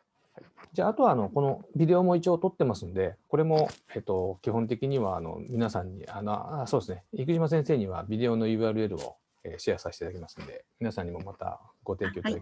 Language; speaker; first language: Japanese; native; Japanese